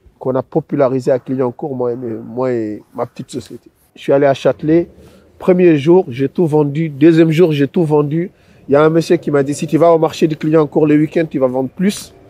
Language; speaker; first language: French; non-native, local second language; Wolof